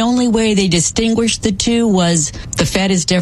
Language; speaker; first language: English; native; English